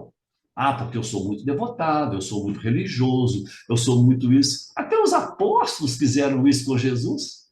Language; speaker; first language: Portuguese; native; Portuguese